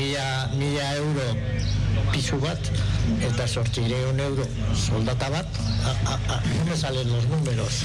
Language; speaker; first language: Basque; non-native, local second language; Spanish